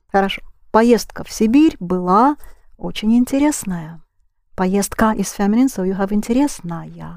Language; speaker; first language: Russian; non-native, fluent; English